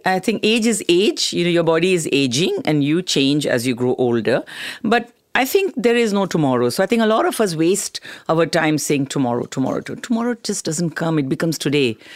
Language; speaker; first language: English; non-native, local second language; Tamil